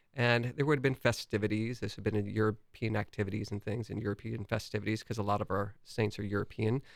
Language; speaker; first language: English; native; English